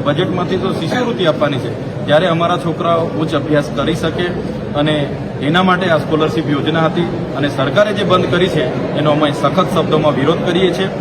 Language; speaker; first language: Gujarati; non-native, local second language; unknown